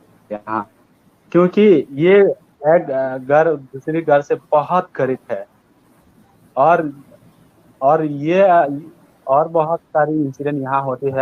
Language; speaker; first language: Hindi; non-native, learner; Rohingya